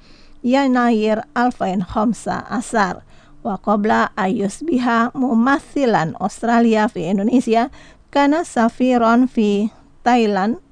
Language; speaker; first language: Arabic; non-native, fluent; Indonesian